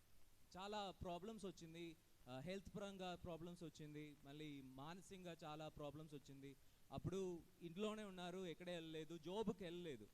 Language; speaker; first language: Telugu; non-native, fluent; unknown